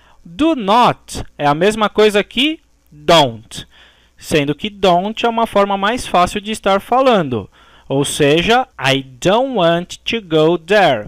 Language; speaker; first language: Portuguese; native; Portuguese